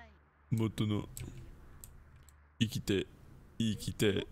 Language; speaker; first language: Japanese; non-native, learner; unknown